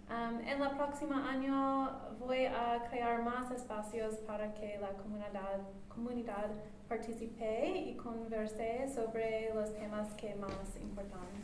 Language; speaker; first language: Spanish; non-native, learner; English